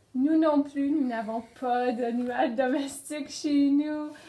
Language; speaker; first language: French; native; French